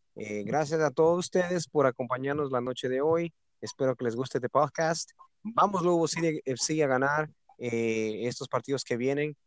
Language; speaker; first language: Spanish; native; Spanish